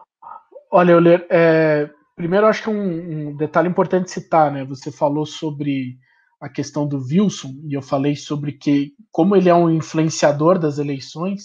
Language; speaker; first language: Portuguese; native; Portuguese